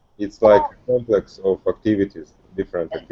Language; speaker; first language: English; non-native, learner; Russian